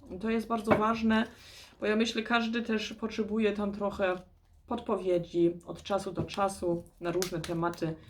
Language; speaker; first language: Polish; early bilingual, heritage; Polish